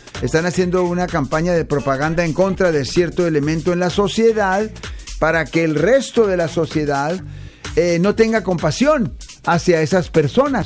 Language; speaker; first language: Spanish; native; Spanish